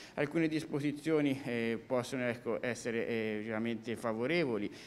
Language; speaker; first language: Italian; native; Italian